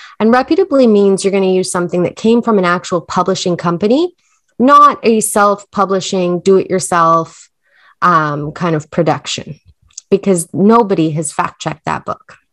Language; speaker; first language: English; native; English